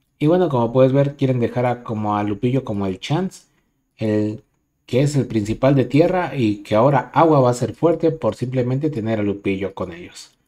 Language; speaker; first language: Spanish; native; Spanish